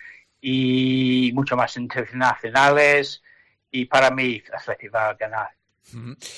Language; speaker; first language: Spanish; non-native, learner; English